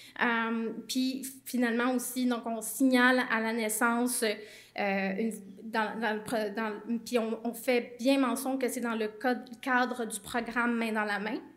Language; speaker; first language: French; native; French